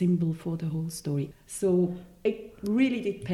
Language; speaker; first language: English; non-native, fluent; Swiss German